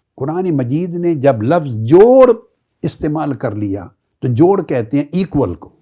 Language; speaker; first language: Urdu; non-native, local second language; Punjabi